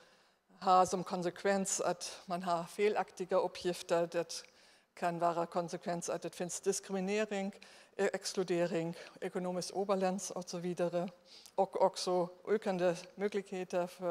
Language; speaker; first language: Danish; non-native, learner; German